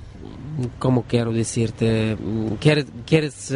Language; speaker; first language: Spanish; non-native, learner; Bulgarian